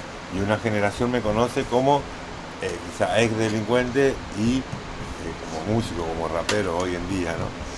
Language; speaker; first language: Spanish; native; Spanish